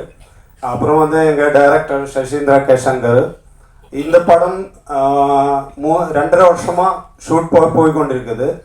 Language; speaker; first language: Tamil; non-native, learner; Malayalam